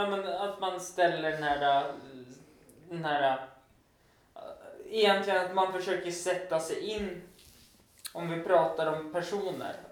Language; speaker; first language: Swedish; native; Swedish